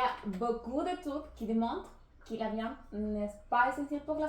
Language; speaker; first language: French; non-native, learner; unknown